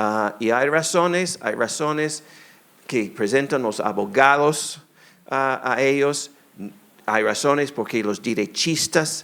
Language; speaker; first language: Spanish; non-native, fluent; English